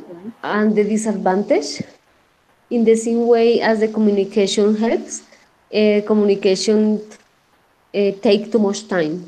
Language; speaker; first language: English; non-native, learner; Spanish